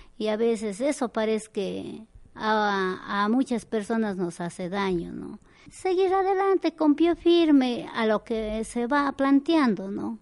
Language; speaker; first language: Spanish; native; Spanish